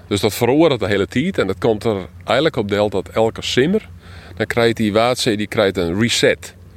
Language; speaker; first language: Dutch; non-native, local second language; Western Frisian